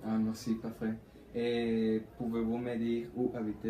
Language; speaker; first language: French; non-native, learner; Spanish